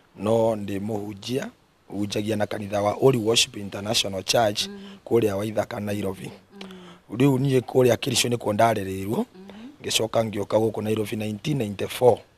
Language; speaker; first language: Kikuyu; non-native, local second language; Gusii